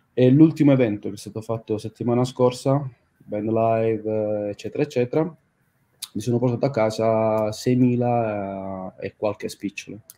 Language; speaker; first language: Italian; native; Italian